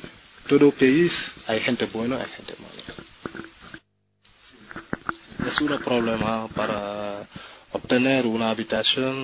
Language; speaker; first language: Spanish; non-native, learner; French